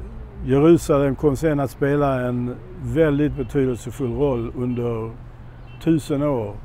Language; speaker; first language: Swedish; non-native, fluent; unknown